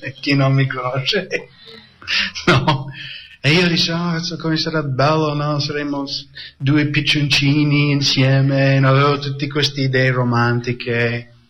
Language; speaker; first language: Italian; non-native, fluent; English